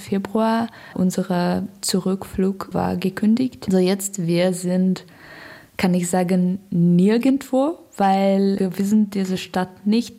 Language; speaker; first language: German; non-native, learner; Russian